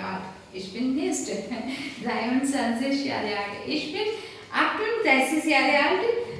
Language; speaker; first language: German; non-native, learner; Hindi